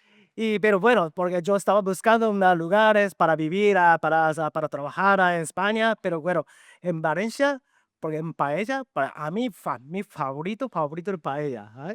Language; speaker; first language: Spanish; non-native, learner; Japanese